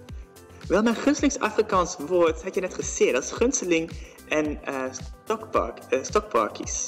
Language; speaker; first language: Afrikaans; non-native, learner; Dutch